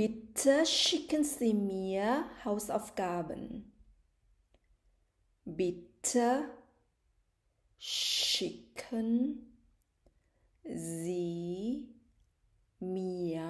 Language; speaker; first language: German; non-native, fluent; Thai